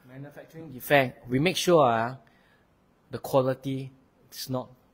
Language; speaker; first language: English; non-native, local second language; Chinese